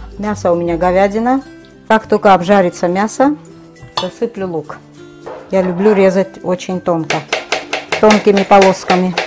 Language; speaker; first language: Russian; non-native, local second language; Georgian